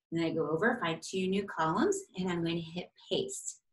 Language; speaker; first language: English; native; English